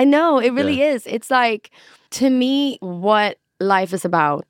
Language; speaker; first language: English; non-native, fluent; Swedish